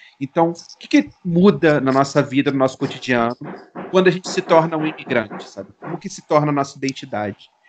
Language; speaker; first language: Portuguese; native; Portuguese